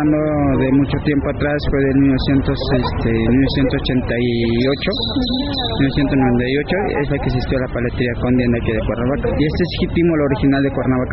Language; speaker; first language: Spanish; non-native, local second language; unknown